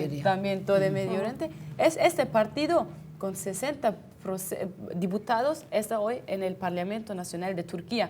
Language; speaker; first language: Spanish; non-native, fluent; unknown